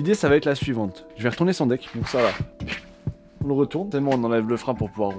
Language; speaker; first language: French; native; French